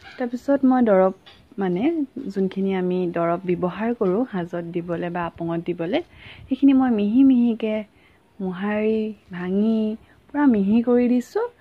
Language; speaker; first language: Assamese; non-native, local second language; Mising